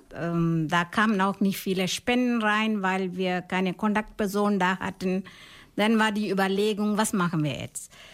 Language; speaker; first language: German; non-native, fluent; Malayalam